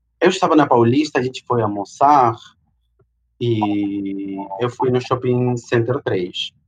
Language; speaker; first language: Portuguese; non-native, fluent; Spanish